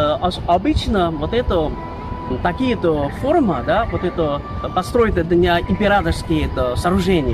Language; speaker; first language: Russian; non-native, learner; Chinese